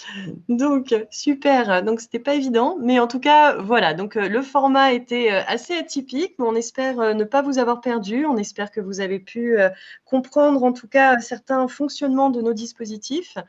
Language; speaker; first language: French; native; French